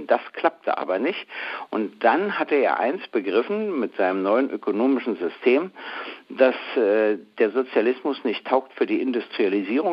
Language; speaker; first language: German; native; German